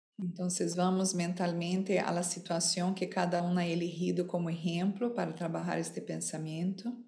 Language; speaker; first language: Spanish; non-native, fluent; Portuguese